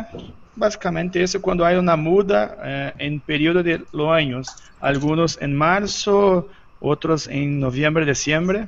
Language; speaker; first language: Spanish; non-native, learner; Portuguese